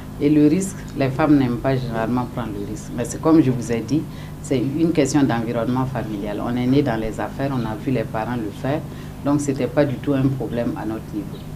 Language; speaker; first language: French; non-native, local second language; Mossi